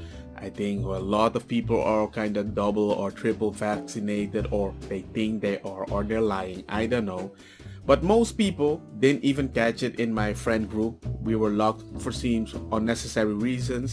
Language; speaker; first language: English; non-native, fluent; Spanish